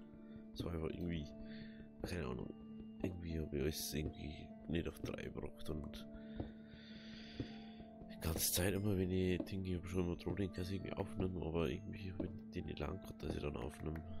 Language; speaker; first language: German; native; German